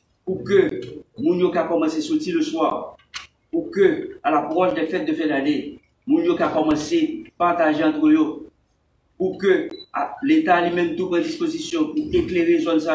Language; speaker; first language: French; non-native, local second language; Haitian Creole